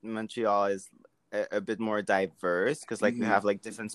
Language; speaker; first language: English; non-native, fluent; French